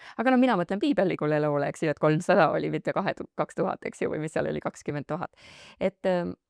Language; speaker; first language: Estonian; native; Estonian